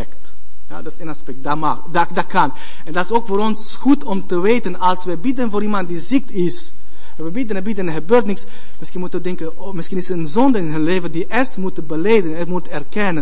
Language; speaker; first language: Dutch; non-native, learner; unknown